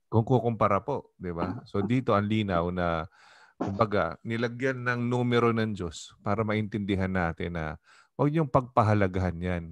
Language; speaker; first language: Filipino; native; Filipino